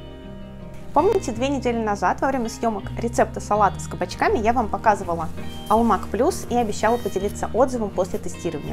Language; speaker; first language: Russian; native; Russian